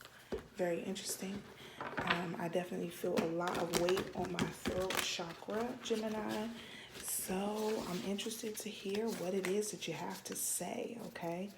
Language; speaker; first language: English; native; English